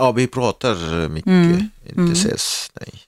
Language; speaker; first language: Swedish; non-native, learner; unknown